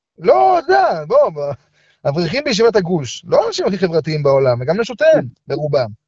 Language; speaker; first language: Hebrew; native; Hebrew